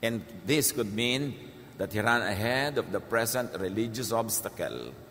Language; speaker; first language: English; non-native, local second language; Filipino